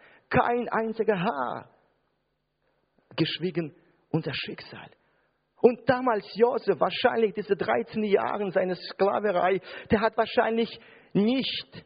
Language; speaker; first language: German; non-native, fluent; Russian